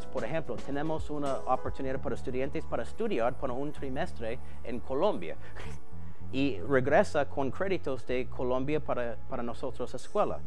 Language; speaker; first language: Spanish; non-native, learner; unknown